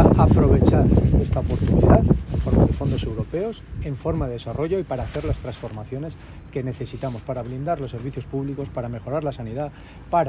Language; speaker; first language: Spanish; native; Spanish